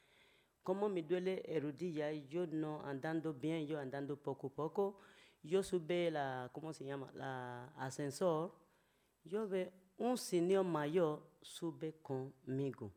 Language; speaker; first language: Spanish; non-native, learner; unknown